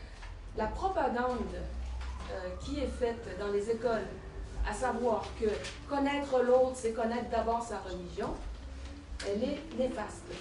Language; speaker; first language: French; native; French